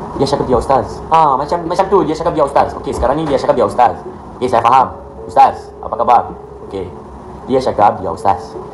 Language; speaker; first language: Malay; non-native, learner; Arabic